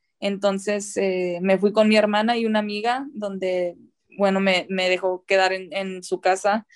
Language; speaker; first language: Spanish; early bilingual, heritage; Spanish